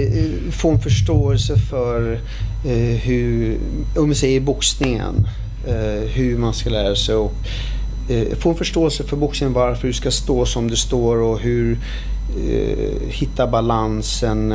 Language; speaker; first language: Swedish; early bilingual, other home language; Arabic